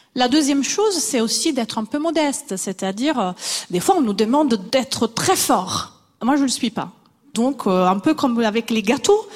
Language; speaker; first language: French; non-native, fluent; Italian